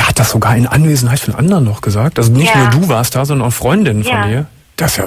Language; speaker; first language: German; native; German